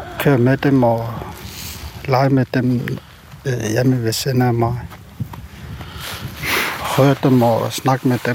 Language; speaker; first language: Danish; non-native, local second language; Kalaallisut